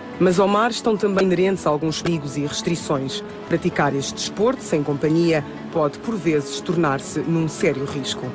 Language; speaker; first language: Portuguese; native; Portuguese